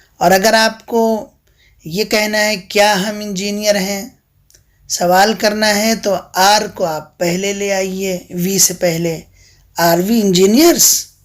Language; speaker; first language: Urdu; native; Urdu